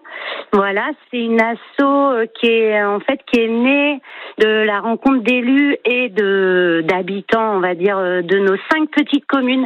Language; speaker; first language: French; native; French